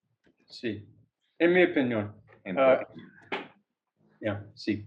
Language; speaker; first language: Spanish; non-native, learner; English